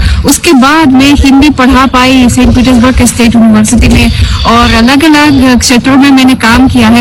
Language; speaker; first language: Hindi; non-native, fluent; Russian